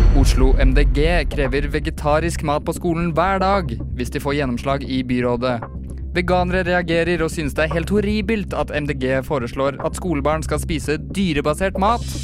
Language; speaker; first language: Norwegian; native; Norwegian